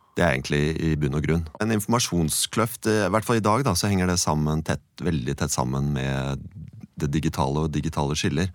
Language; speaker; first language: Norwegian; native; Norwegian